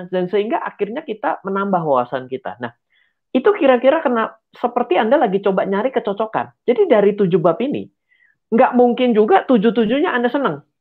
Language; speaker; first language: Indonesian; native; Indonesian